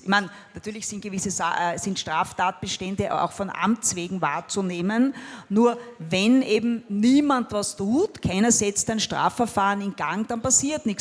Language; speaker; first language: German; native; German